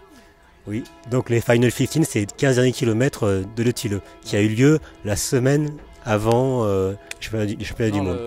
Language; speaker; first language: French; native; French